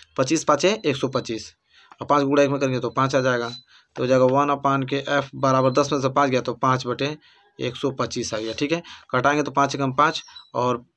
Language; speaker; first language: Hindi; native; Hindi